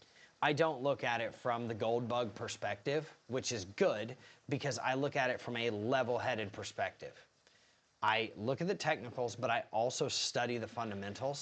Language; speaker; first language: English; native; English